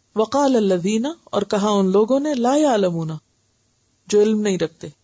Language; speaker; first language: Urdu; non-native, local second language; Punjabi